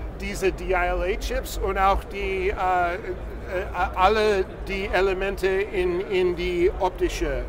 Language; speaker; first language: German; non-native, learner; English